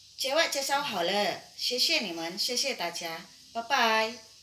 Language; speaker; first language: Chinese; non-native, learner; Indonesian